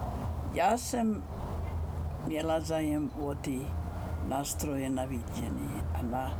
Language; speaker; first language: Czech; non-native, fluent; Icelandic